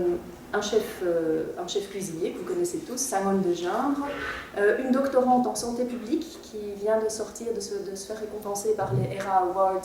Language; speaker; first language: French; native; French